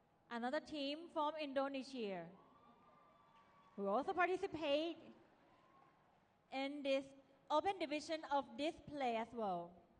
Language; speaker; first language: English; non-native, fluent; Thai